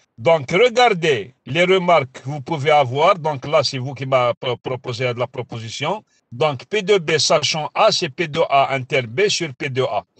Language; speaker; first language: French; non-native, local second language; Arabic